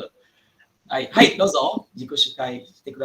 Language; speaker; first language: Japanese; non-native, fluent; Malay